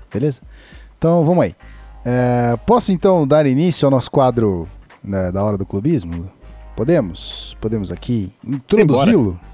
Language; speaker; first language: Portuguese; native; Portuguese